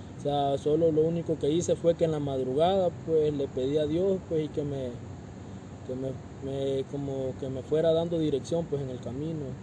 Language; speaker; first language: Spanish; native; Spanish